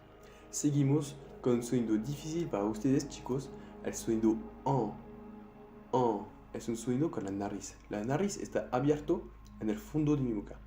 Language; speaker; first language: Spanish; non-native, fluent; French